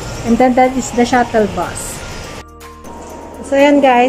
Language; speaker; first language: English; non-native, local second language; Filipino